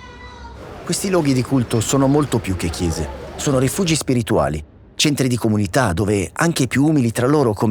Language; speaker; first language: Italian; native; Italian